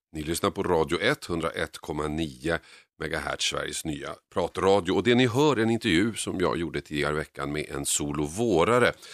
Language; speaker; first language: Swedish; native; Swedish